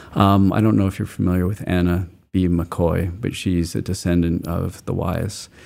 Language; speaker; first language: English; native; English